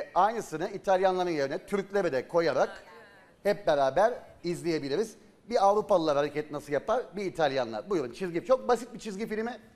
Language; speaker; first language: Turkish; native; Turkish